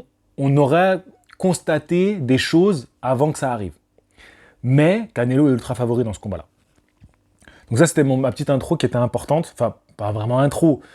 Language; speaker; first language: French; native; French